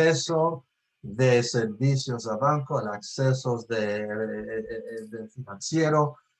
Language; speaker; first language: Spanish; early bilingual, heritage; Spanish